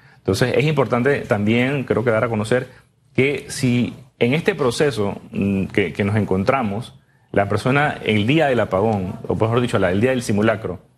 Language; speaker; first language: Spanish; native; Spanish